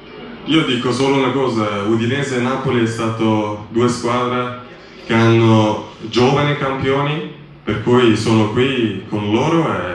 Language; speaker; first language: Italian; non-native, learner; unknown